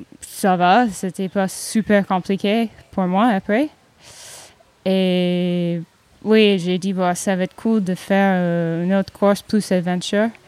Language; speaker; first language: French; non-native, learner; English